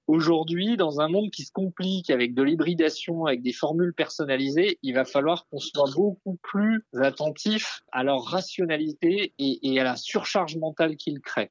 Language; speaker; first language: French; native; French